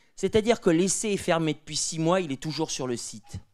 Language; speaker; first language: French; native; French